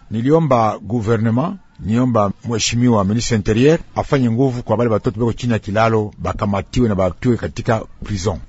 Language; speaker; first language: Swahili; native; Swahili